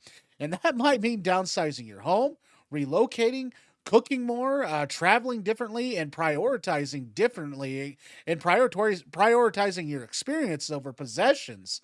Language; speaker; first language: English; native; English